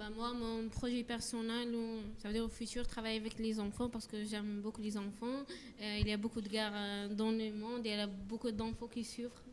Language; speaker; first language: French; non-native, learner; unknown